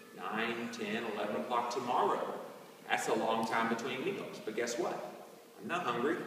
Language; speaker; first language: English; native; English